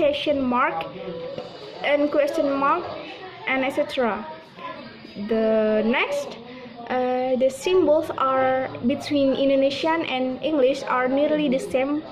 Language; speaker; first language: English; non-native, learner; Indonesian